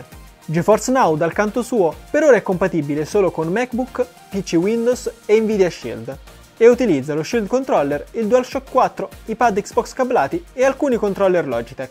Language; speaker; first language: Italian; native; Italian